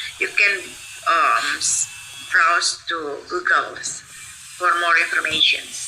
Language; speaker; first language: English; non-native, fluent; Indonesian